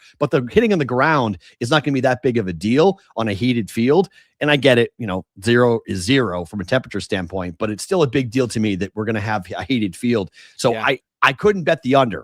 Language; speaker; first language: English; native; English